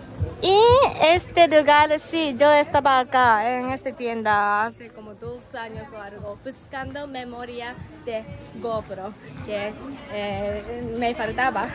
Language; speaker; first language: Spanish; non-native, learner; Japanese